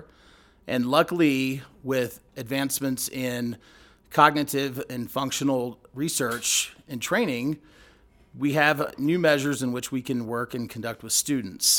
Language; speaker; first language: English; native; English